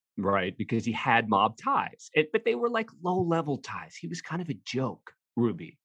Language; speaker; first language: English; native; English